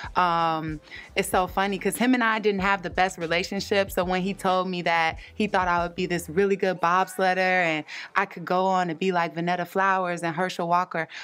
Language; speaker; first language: English; native; English